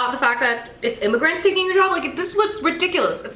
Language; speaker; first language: English; native; English